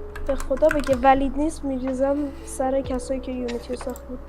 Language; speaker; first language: Persian; native; Persian